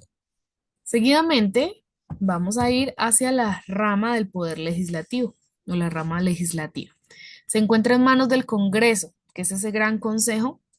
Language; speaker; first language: Spanish; native; Spanish